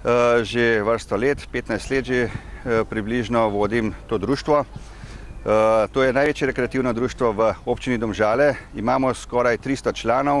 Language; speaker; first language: Slovenian; native; Slovenian